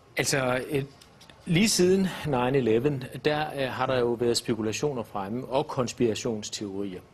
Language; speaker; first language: Danish; native; Danish